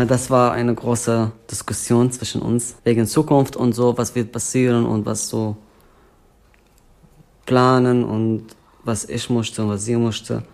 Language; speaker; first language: German; non-native, fluent; Arabic